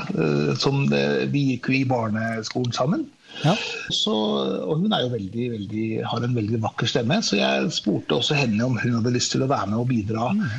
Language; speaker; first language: Norwegian; early bilingual, other home language; Persian